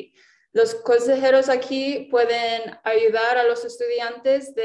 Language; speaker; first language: Spanish; non-native, fluent; English